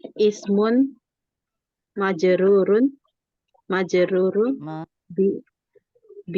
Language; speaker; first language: Arabic; non-native, learner; Indonesian